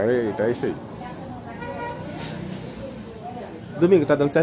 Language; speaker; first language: Portuguese; native; Portuguese